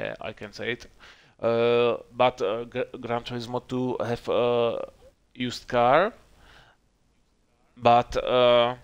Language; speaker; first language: English; non-native, learner; Czech